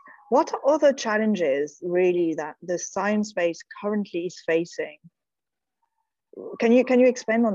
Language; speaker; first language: English; non-native, fluent; French